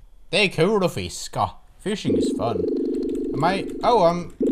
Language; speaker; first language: Swedish; native; Swedish